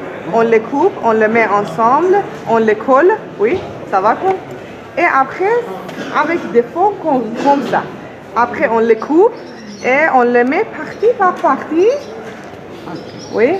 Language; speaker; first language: French; non-native, learner; Persian